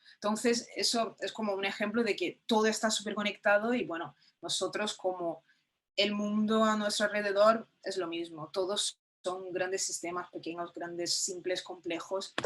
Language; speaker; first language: Spanish; non-native, fluent; Portuguese